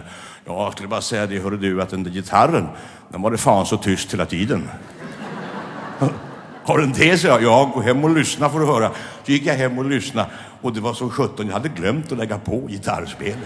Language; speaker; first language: Swedish; native; Swedish